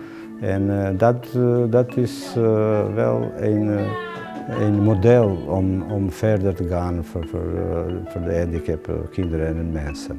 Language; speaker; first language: Dutch; non-native, learner; Albanian